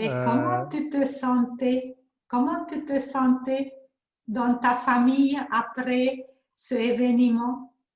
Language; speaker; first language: French; non-native, learner; Hungarian